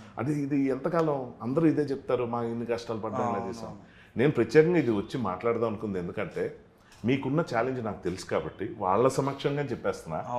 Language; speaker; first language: Telugu; native; Telugu